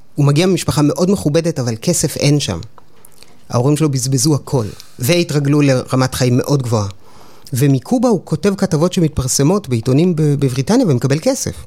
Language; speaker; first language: Hebrew; native; Hebrew